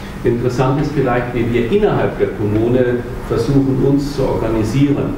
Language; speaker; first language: German; native; German